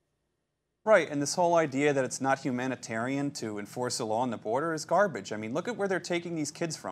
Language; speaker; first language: English; native; English